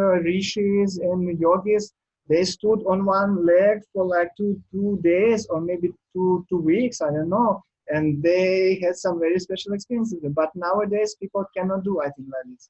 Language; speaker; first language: English; non-native, learner; Russian